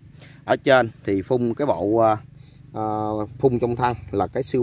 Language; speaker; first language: Vietnamese; native; Vietnamese